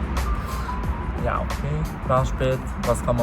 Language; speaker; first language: German; non-native, learner; Japanese